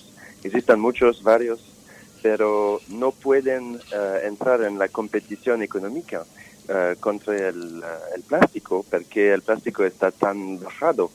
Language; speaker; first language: Spanish; non-native, fluent; French